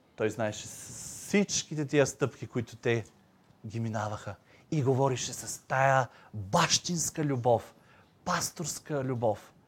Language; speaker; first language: Bulgarian; native; Bulgarian